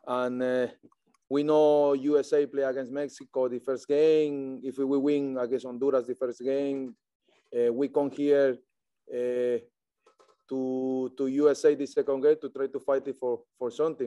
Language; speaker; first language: English; non-native, learner; Spanish